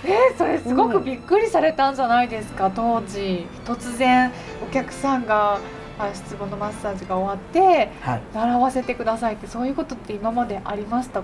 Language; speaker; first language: Japanese; native; Japanese